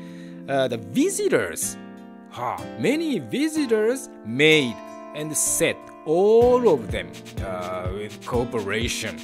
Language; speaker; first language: English; non-native, learner; Japanese